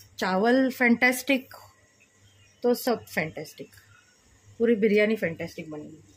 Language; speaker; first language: Hindi; native; Hindi